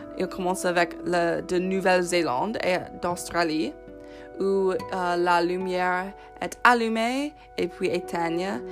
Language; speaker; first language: French; non-native, fluent; English